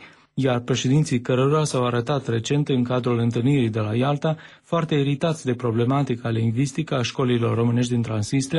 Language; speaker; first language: Romanian; native; Romanian